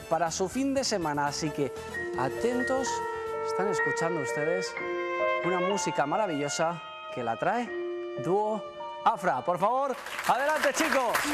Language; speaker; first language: Spanish; native; Spanish